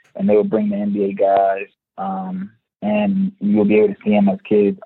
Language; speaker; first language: English; native; English